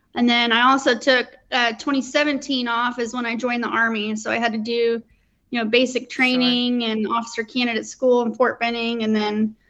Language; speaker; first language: English; native; English